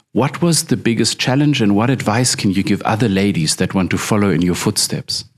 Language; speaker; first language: English; early bilingual, other home language; German